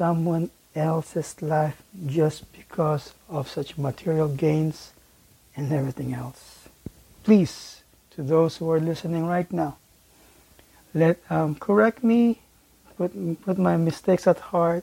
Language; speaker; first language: English; non-native, local second language; Filipino